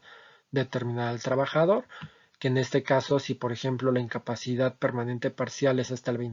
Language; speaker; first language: Spanish; native; Spanish